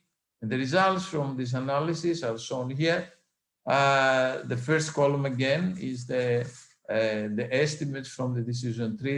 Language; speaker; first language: English; non-native, fluent; Greek